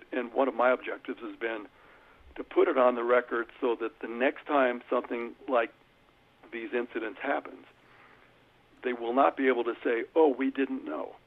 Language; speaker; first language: English; native; English